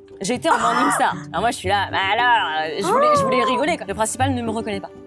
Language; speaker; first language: French; native; French